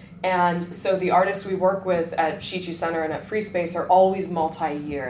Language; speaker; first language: English; native; English